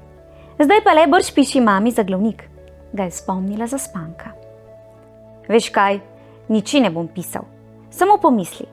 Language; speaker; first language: Slovenian; native; Slovenian